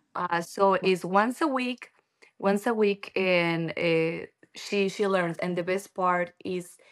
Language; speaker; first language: English; non-native, learner; Spanish